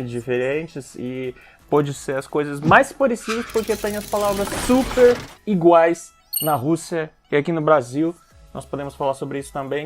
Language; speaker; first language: Portuguese; non-native, fluent; Russian